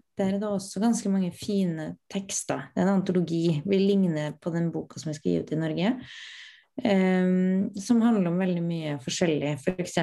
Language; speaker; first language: Norwegian; native; Norwegian